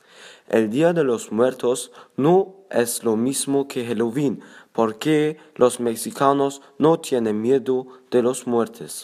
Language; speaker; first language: Spanish; non-native, learner; German